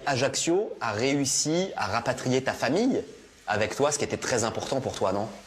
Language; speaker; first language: French; native; French